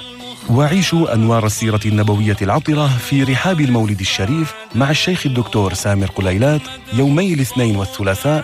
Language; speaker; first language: Arabic; native; Arabic